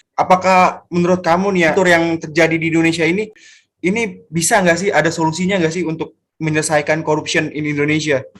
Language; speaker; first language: Indonesian; native; Indonesian